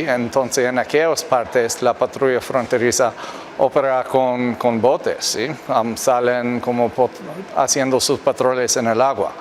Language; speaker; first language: Spanish; non-native, fluent; English